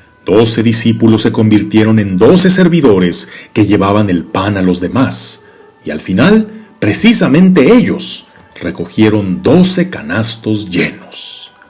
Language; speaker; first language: Spanish; native; Spanish